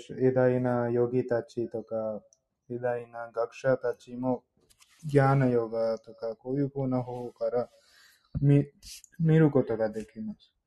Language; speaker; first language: Japanese; non-native, learner; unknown